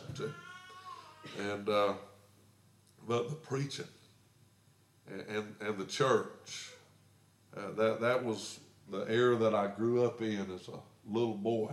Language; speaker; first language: English; native; English